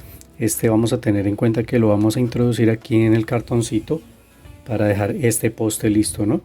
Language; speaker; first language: Spanish; native; Spanish